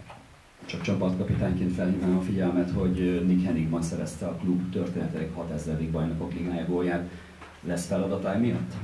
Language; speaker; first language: Hungarian; native; Hungarian